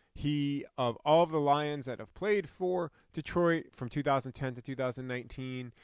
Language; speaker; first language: English; native; English